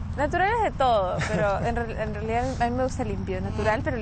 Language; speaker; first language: Spanish; native; Spanish